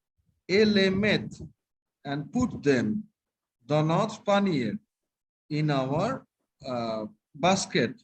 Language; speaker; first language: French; non-native, fluent; Bangla